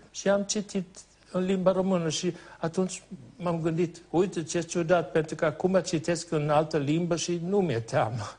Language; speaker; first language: Romanian; non-native, fluent; Swedish